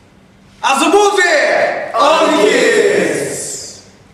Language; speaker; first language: Japanese; non-native, learner; Korean